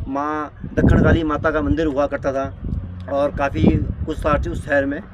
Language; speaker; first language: Hindi; native; Hindi